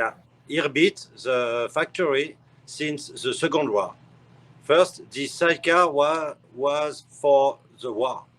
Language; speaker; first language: English; non-native, learner; French